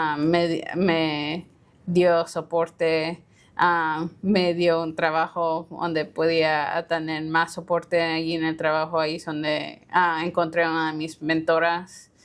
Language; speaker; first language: Spanish; early bilingual, heritage; Spanish